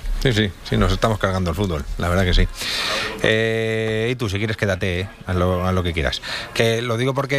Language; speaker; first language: Spanish; native; Spanish